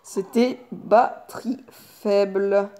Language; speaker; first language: French; native; French